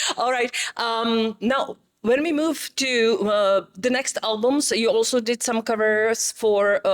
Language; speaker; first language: English; non-native, fluent; Czech